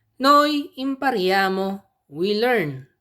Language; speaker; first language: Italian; non-native, fluent; Filipino